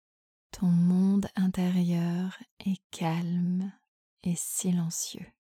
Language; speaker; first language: French; native; French